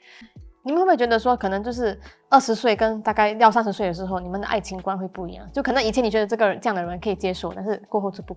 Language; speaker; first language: Chinese; native; Chinese